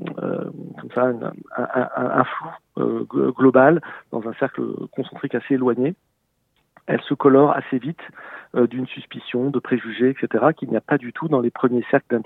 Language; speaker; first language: French; native; French